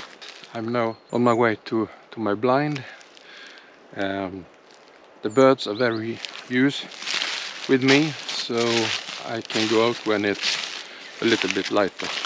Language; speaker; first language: English; non-native, fluent; Swedish